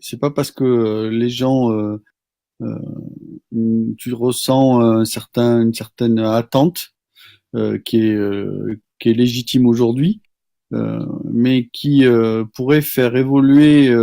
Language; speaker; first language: French; native; French